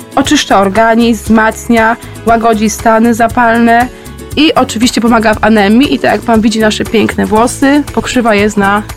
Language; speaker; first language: Polish; native; Polish